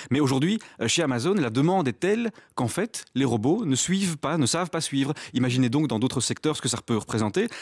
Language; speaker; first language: French; native; French